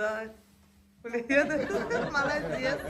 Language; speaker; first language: Russian; non-native, learner; Chinese